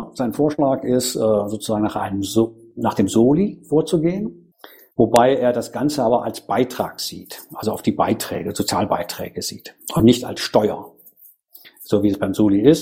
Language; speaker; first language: German; native; German